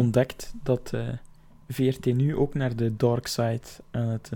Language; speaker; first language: Dutch; native; Dutch